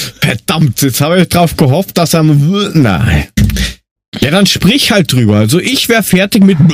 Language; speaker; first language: German; native; German